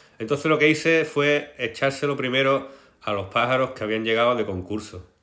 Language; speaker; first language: Spanish; native; Spanish